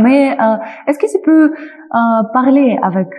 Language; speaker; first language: French; non-native, fluent; Russian